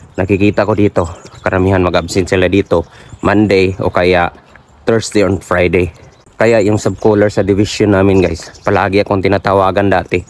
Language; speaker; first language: Filipino; non-native, local second language; Cebuano